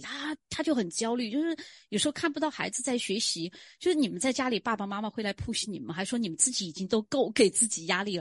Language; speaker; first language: Chinese; native; Chinese